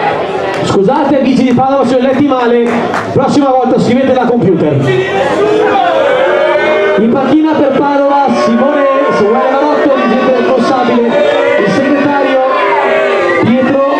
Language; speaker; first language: Italian; native; Italian